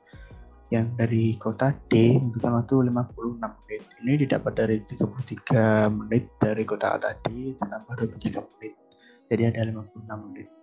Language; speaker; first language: Indonesian; native; Indonesian